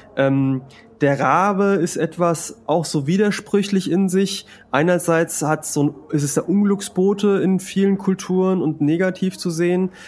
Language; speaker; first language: German; early bilingual, other home language; Spanish